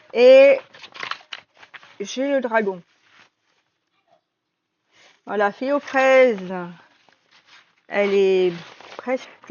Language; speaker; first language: French; native; French